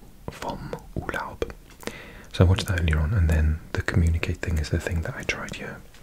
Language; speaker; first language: English; native; English